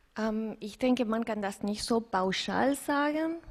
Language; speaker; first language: German; non-native, fluent; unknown